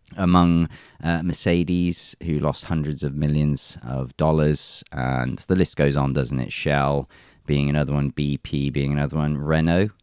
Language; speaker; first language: English; native; English